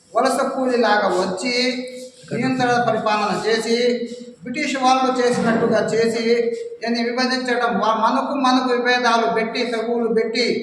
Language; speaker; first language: Telugu; non-native, local second language; Urdu